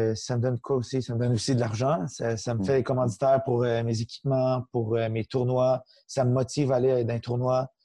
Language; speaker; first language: French; native; French